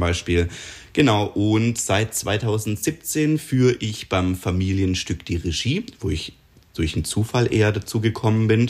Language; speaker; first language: German; native; German